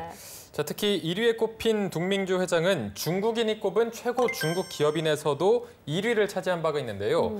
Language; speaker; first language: Korean; native; Korean